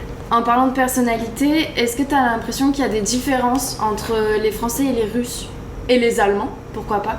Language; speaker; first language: French; native; French